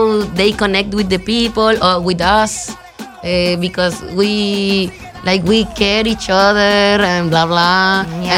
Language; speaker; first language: English; non-native, fluent; Spanish